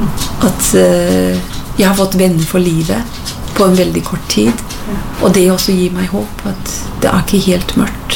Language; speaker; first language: Norwegian; non-native, fluent; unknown